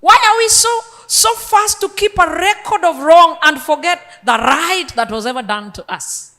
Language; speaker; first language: English; non-native, local second language; Luo (Kenya and Tanzania)